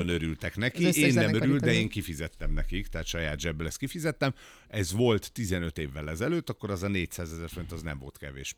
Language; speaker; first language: Hungarian; native; Hungarian